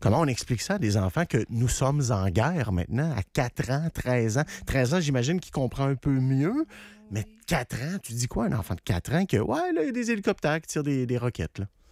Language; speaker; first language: French; native; French